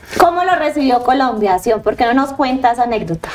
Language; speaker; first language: Spanish; native; Spanish